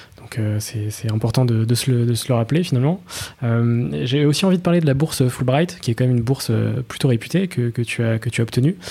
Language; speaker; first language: French; native; French